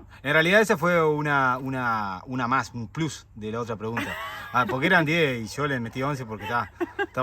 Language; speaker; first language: Spanish; native; Spanish